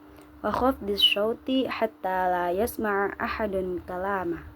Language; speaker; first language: Arabic; non-native, learner; Indonesian